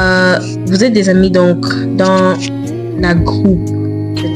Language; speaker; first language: French; non-native, learner; English